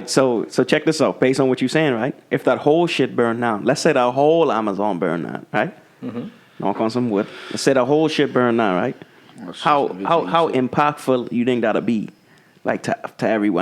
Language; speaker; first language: English; native; English